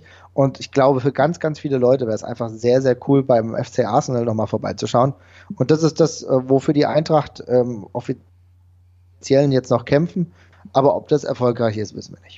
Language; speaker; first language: German; native; German